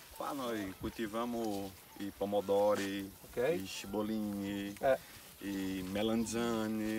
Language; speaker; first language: Italian; non-native, fluent; Portuguese